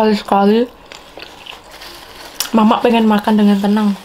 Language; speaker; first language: Indonesian; native; Indonesian